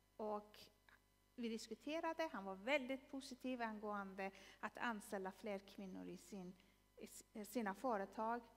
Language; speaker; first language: Swedish; non-native, fluent; Persian